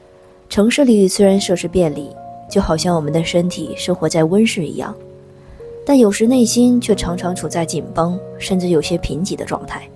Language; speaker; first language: Chinese; native; Chinese